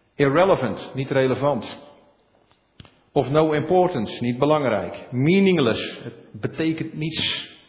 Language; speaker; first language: Dutch; native; Dutch